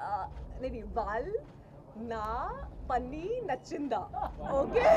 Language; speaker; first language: Telugu; non-native, learner; Hindi